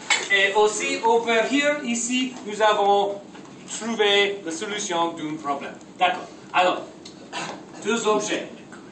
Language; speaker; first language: French; non-native, learner; English